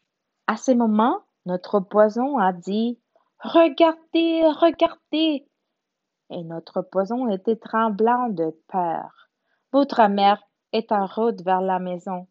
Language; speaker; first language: French; non-native, learner; Spanish